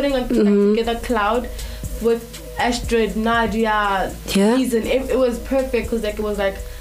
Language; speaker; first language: English; non-native, local second language; Zulu